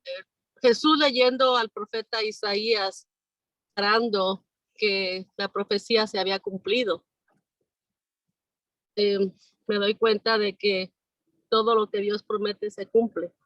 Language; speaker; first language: Spanish; native; Spanish